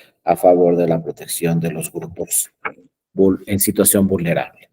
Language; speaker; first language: Spanish; native; Spanish